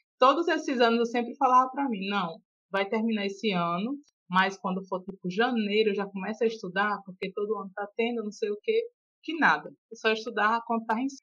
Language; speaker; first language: Portuguese; native; Portuguese